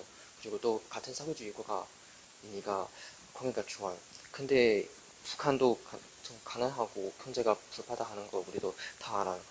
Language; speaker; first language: Korean; non-native, learner; Chinese